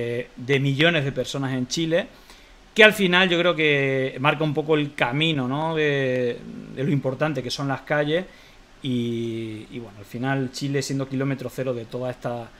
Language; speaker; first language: Spanish; native; Spanish